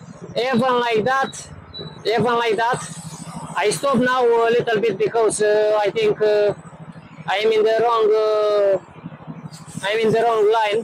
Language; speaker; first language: English; non-native, learner; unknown